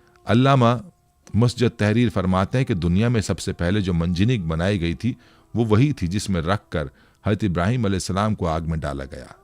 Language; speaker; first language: Urdu; native; Urdu